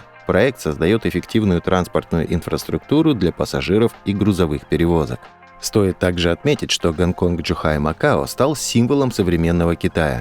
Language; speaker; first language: Russian; native; Russian